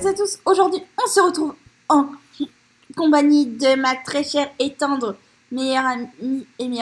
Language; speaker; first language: French; native; French